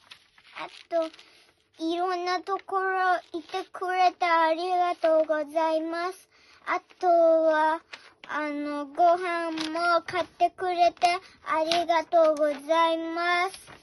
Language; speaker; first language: Japanese; early bilingual, other home language; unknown